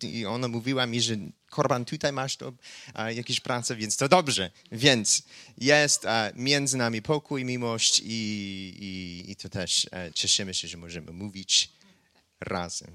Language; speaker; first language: Polish; non-native, fluent; English